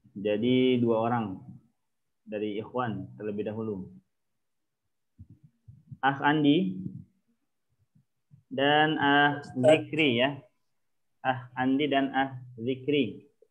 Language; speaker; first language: Indonesian; native; Indonesian